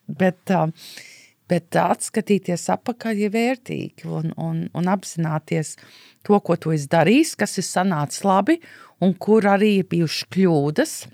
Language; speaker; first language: Latvian; early bilingual, heritage; Latvian